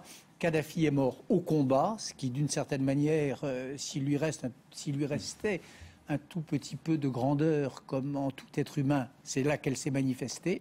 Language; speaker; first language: French; native; French